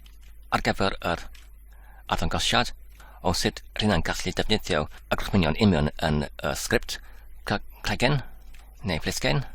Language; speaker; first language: Welsh; non-native, learner; English